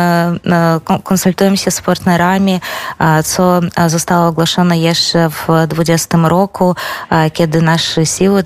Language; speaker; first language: Polish; non-native, fluent; Belarusian